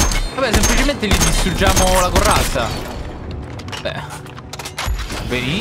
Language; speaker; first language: Italian; native; Italian